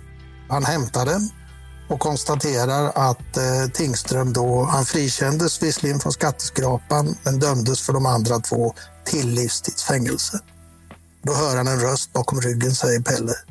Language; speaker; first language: Swedish; native; Swedish